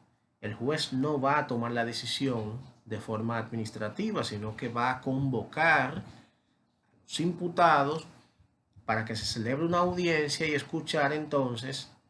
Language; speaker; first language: Spanish; native; Spanish